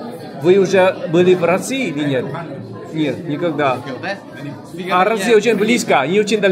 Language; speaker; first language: Russian; non-native, learner; Vietnamese